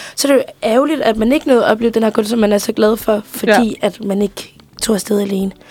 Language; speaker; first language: Danish; early bilingual, other home language; Spanish